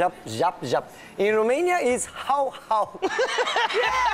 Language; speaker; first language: English; non-native, fluent; Romanian